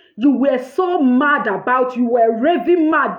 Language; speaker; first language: English; non-native, local second language; Yoruba